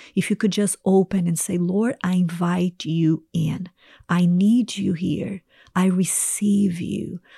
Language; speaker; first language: English; non-native, fluent; Portuguese